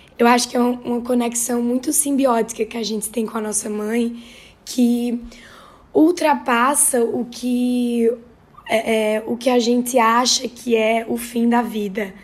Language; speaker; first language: Portuguese; native; Portuguese